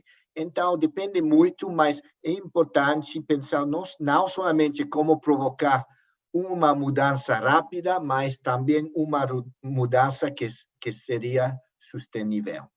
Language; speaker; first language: Portuguese; non-native, learner; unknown